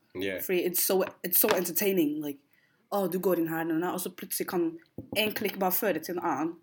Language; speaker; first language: Norwegian; early bilingual, other home language; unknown